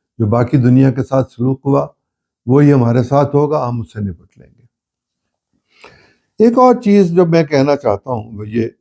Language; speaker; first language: Urdu; non-native, local second language; Punjabi